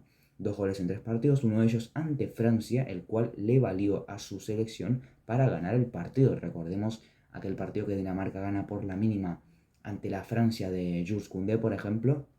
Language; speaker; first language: Spanish; native; Spanish